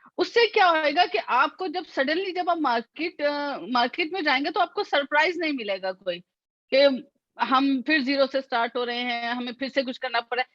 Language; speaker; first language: Urdu; native; Urdu